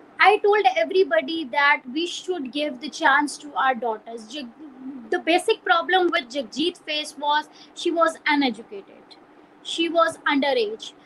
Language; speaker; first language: English; non-native, local second language; Punjabi